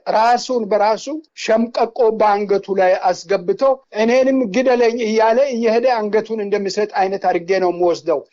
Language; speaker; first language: Amharic; non-native, local second language; Wolaytta